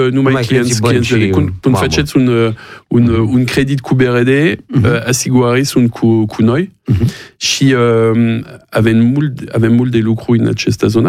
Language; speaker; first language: Romanian; non-native, learner; French